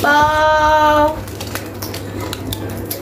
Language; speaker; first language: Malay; non-native, learner; Vietnamese